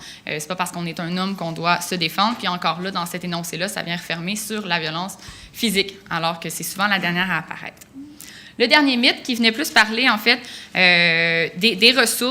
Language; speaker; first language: French; native; French